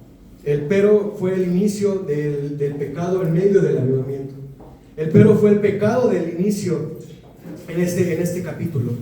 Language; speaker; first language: Spanish; native; Spanish